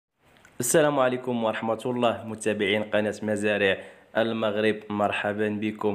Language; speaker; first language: Arabic; native; Arabic